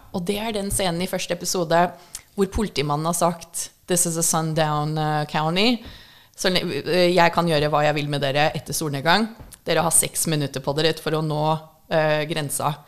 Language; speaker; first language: Norwegian; early bilingual, other home language; English